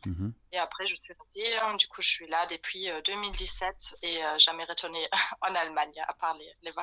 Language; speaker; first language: French; non-native, fluent; German